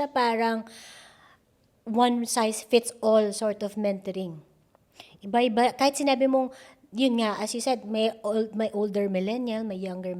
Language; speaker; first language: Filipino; native; Filipino